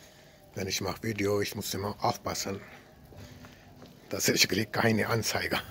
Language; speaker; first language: German; non-native, learner; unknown